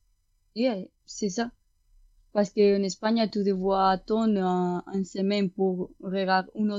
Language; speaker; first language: French; non-native, fluent; Spanish